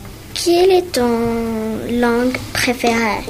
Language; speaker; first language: French; non-native, learner; Spanish